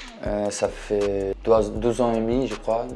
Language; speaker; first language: French; non-native, learner; Portuguese